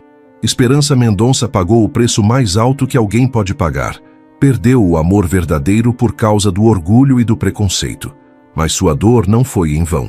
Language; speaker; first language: Portuguese; native; Portuguese